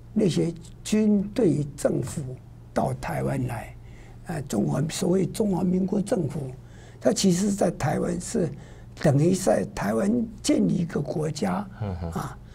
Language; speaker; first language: Chinese; non-native, local second language; Min Nan Chinese